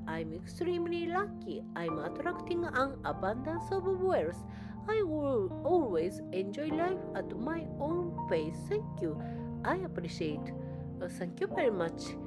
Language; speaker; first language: English; non-native, learner; Japanese